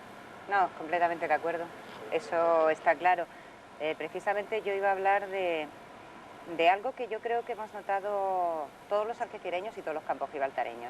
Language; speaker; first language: Spanish; native; Spanish